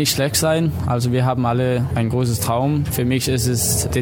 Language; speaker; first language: German; non-native, learner; Danish